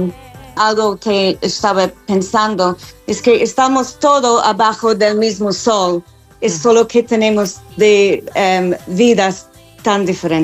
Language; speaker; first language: Spanish; non-native, fluent; English